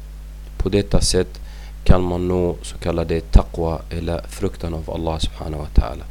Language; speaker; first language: Swedish; non-native, fluent; Arabic